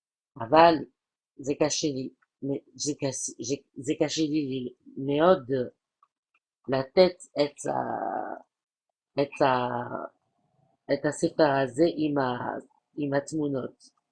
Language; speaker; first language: Hebrew; non-native, learner; French